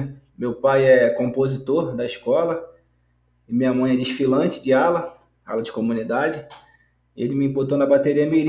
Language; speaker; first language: Portuguese; native; Portuguese